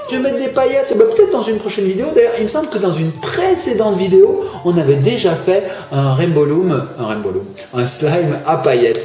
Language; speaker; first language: French; native; French